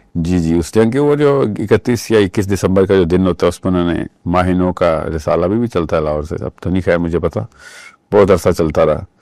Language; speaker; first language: Urdu; early bilingual, heritage; Urdu